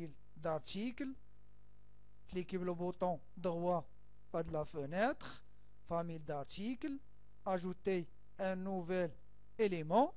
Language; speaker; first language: French; non-native, local second language; Arabic